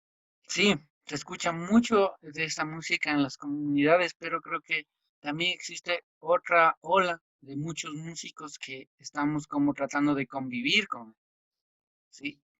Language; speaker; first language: Spanish; non-native, local second language; Quechua